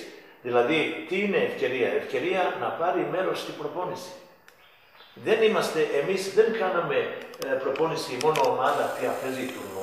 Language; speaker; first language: Greek; non-native, fluent; Serbian